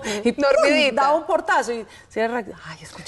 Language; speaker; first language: Spanish; native; Spanish